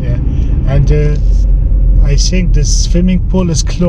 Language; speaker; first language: English; non-native, learner; Turkish